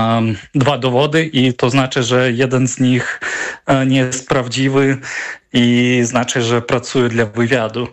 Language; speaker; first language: Polish; non-native, fluent; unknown